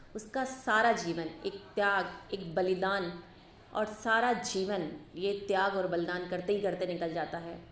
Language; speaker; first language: Hindi; native; Hindi